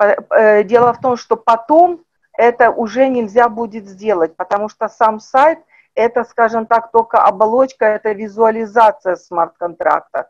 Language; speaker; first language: Russian; native; Russian